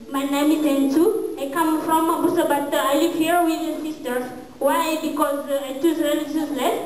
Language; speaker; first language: English; non-native, learner; Malagasy